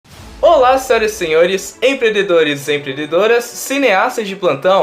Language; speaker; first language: Portuguese; native; Portuguese